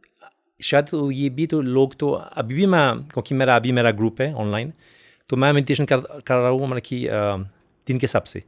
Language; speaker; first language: Hindi; non-native, fluent; French